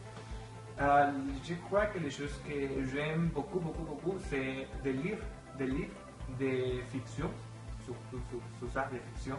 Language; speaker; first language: French; non-native, learner; Spanish